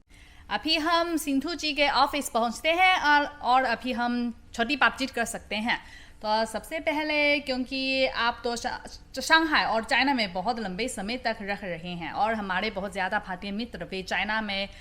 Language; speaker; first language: Hindi; non-native, fluent; Chinese